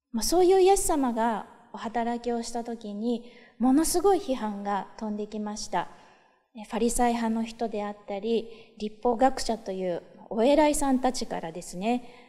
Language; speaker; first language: Japanese; native; Japanese